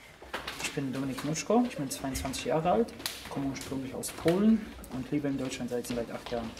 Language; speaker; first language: German; non-native, fluent; Polish